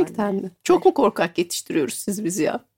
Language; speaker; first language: Turkish; native; Turkish